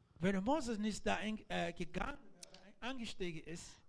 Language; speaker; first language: German; non-native, learner; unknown